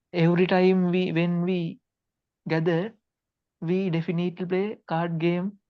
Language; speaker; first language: English; non-native, learner; Sinhala